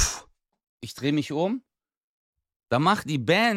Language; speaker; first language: German; early bilingual, other home language; Turkish